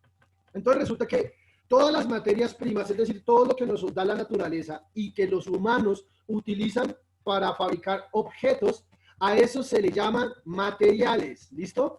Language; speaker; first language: Spanish; native; Spanish